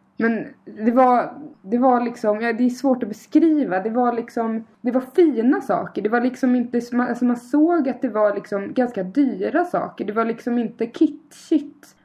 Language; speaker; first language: Swedish; native; Swedish